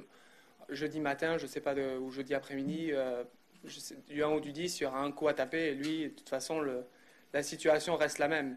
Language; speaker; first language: French; native; French